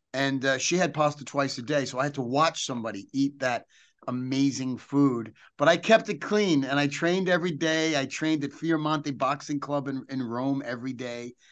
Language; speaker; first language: English; native; English